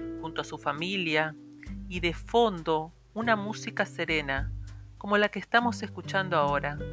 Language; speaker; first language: Spanish; native; Spanish